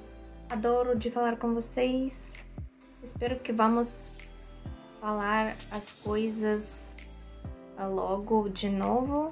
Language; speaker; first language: Portuguese; non-native, learner; Russian